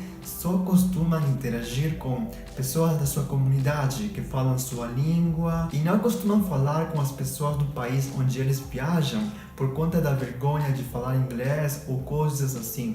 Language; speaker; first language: Portuguese; non-native, fluent; Spanish